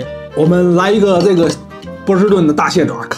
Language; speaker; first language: Chinese; native; Chinese